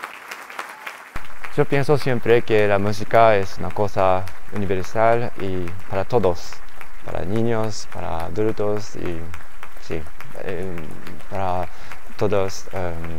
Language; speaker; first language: Spanish; non-native, learner; Japanese